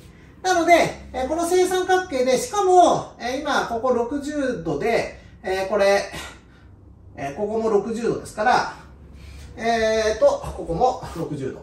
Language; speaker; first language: Japanese; native; Japanese